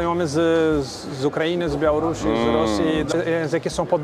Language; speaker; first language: Polish; non-native, fluent; Portuguese